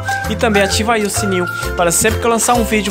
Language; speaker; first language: Portuguese; native; Portuguese